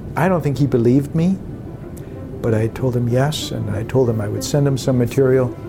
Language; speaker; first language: English; early bilingual, other home language; German